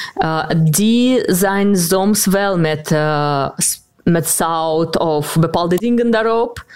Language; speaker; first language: Dutch; non-native, fluent; Russian